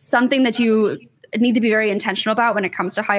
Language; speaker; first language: English; native; English